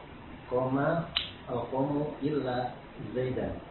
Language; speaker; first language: Arabic; non-native, learner; Indonesian